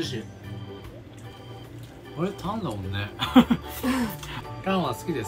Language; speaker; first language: Japanese; native; Japanese